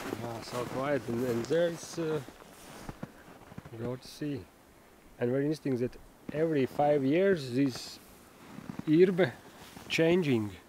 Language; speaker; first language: English; non-native, learner; Latvian